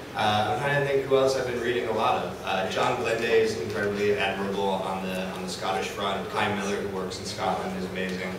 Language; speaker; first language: English; native; English